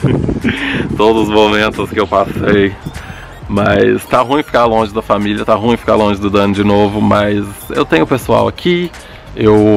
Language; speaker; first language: Portuguese; early bilingual, other home language; English